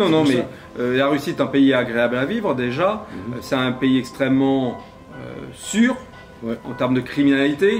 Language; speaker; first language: French; native; French